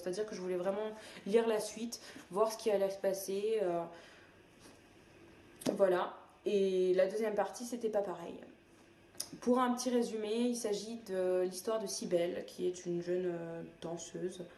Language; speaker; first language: French; native; French